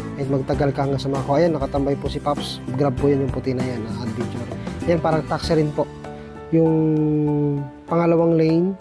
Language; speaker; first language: Filipino; non-native, local second language; Aklanon